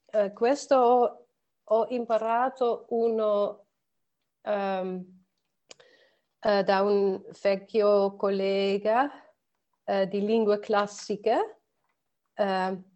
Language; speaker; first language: Italian; non-native, learner; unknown